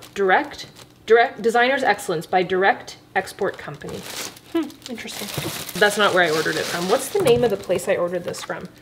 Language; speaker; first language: English; native; English